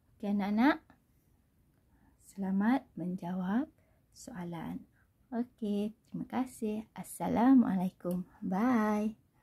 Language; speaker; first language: Malay; native; Malay